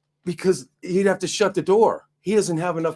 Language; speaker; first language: English; native; English